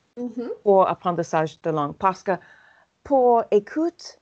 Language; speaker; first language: French; non-native, fluent; English